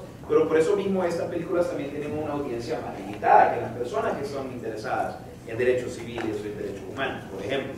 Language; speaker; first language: Spanish; native; Spanish